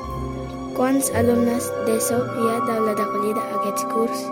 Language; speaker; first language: Catalan; non-native, learner; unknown